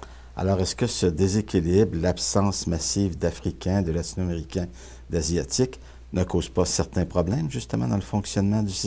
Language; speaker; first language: French; native; French